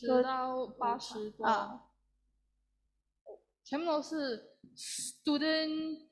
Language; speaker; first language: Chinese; early bilingual, heritage; Chinese